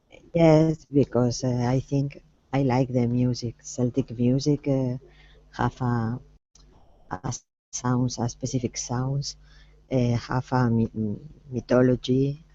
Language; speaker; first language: English; non-native, learner; Spanish